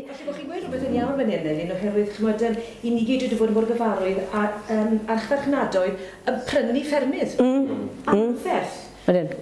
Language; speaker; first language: Welsh; native; Welsh